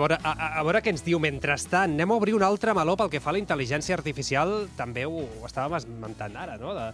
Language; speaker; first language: Catalan; native; Catalan